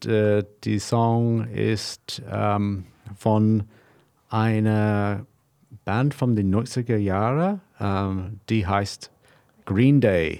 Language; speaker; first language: German; non-native, learner; English